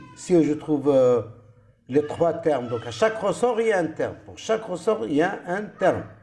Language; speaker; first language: French; non-native, local second language; Arabic